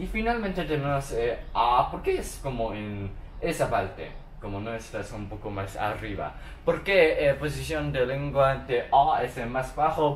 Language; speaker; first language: Spanish; non-native, learner; Chinese